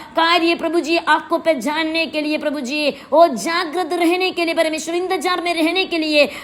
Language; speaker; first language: Hindi; non-native, local second language; Malayalam